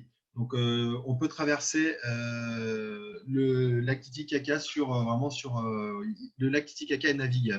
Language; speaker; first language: French; native; French